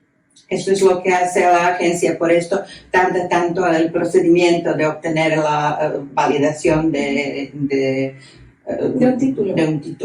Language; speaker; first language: Spanish; non-native, fluent; Croatian